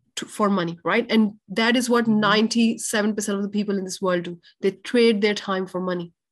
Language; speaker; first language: English; non-native, local second language; Urdu